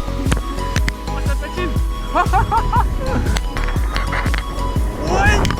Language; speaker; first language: French; native; French